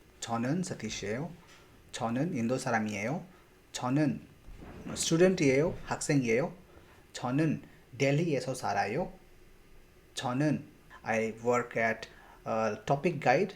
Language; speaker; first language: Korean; non-native, fluent; Hindi